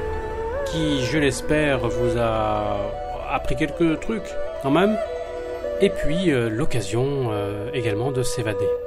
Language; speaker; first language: French; native; French